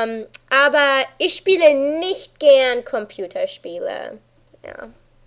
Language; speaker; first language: German; non-native, fluent; English